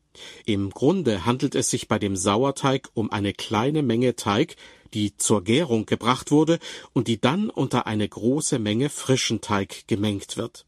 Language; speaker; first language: German; native; German